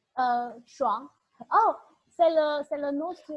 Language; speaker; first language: French; non-native, learner; Chinese